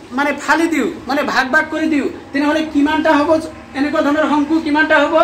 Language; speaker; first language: Assamese; non-native, local second language; Bangla